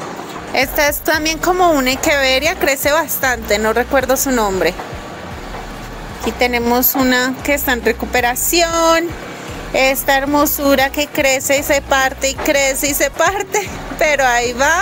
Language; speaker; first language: Spanish; native; Spanish